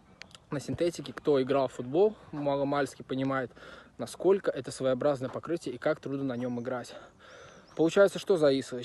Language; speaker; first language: Russian; native; Russian